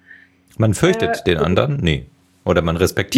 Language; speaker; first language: German; native; German